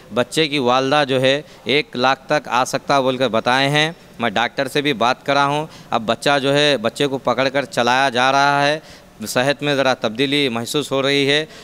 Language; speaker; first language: Hindi; non-native, local second language; Urdu